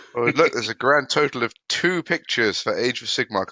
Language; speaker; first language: English; native; English